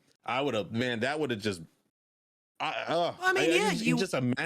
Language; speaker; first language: English; native; English